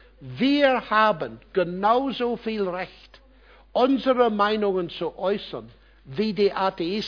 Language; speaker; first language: German; non-native, fluent; English